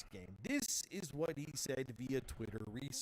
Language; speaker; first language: English; native; English